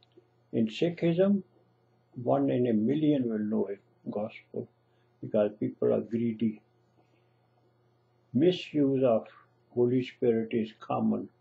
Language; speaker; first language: English; non-native, local second language; Punjabi